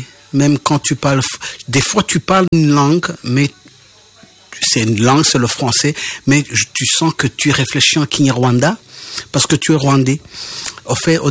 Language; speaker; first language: French; non-native, local second language; Kinyarwanda